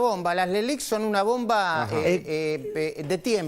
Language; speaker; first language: Spanish; native; Spanish